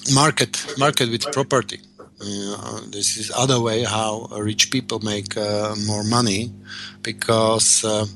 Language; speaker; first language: English; non-native, learner; Slovak